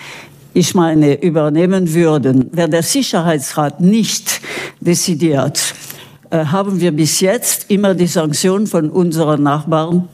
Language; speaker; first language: German; non-native, local second language; French